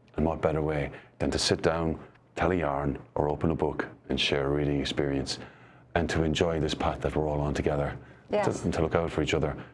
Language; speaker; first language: English; native; English